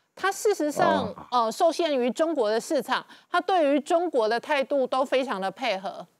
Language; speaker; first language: Chinese; native; Chinese